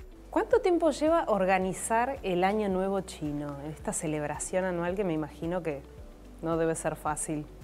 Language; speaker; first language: Spanish; native; Spanish